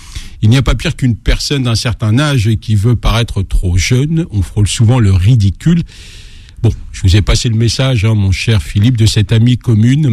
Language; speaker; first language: French; native; French